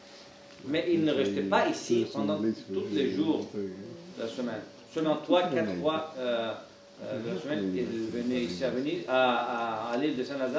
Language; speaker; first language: French; non-native, learner; Armenian